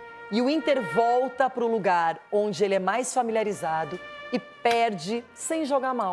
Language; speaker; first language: Portuguese; native; Portuguese